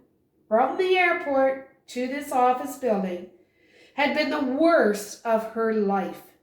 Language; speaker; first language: English; native; English